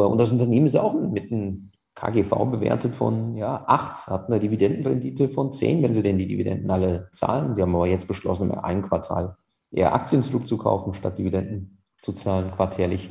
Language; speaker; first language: German; native; German